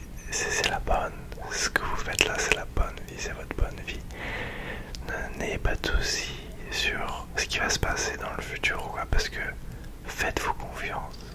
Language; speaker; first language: French; early bilingual, heritage; French